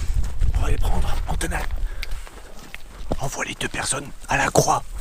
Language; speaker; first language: French; native; French